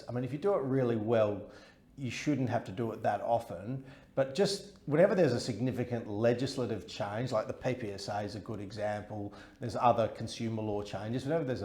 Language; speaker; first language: English; native; English